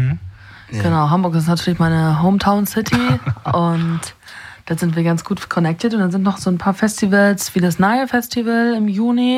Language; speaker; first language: German; native; German